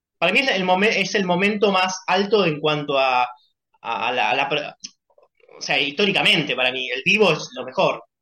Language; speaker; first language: Spanish; native; Spanish